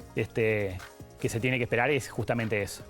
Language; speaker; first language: Spanish; native; Spanish